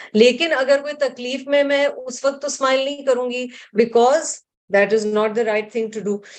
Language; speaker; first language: English; non-native, local second language; Urdu